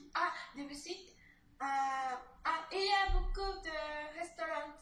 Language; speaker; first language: French; non-native, learner; Spanish